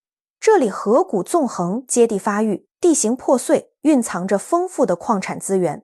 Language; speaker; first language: Chinese; native; Chinese